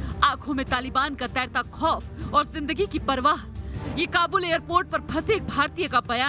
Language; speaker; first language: Hindi; native; Hindi